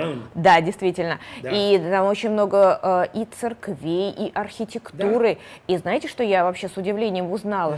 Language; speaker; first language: Russian; native; Russian